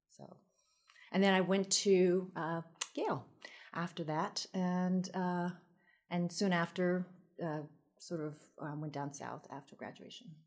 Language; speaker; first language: English; early bilingual, other home language; Min Nan Chinese